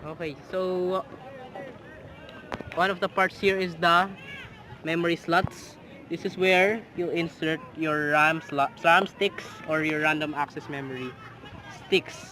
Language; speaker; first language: English; non-native, fluent; Filipino